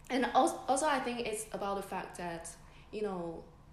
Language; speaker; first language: English; non-native, fluent; Chinese